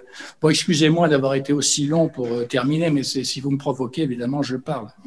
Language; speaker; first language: French; native; French